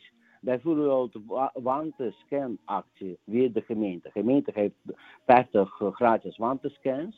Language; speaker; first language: Dutch; non-native, fluent; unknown